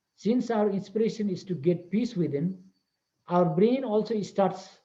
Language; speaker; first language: English; non-native, local second language; Nepali